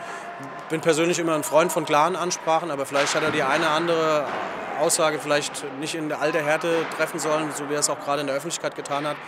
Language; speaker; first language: German; native; German